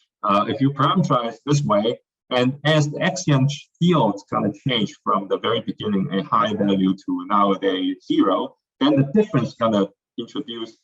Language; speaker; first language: English; non-native, fluent; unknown